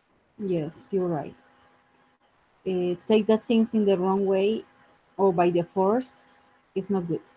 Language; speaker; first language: English; non-native, fluent; Spanish